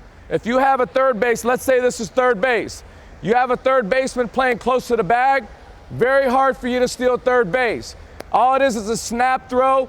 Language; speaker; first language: English; native; English